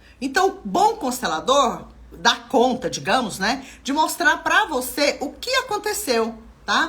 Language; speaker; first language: Portuguese; native; Portuguese